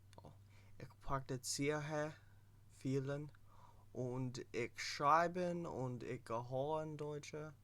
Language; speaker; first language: German; non-native, learner; English